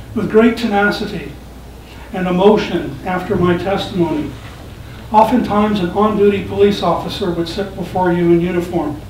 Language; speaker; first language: English; native; English